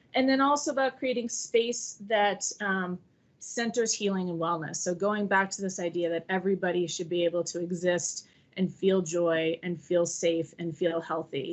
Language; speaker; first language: English; native; English